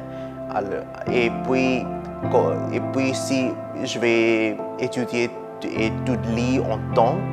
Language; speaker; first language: French; non-native, fluent; Burmese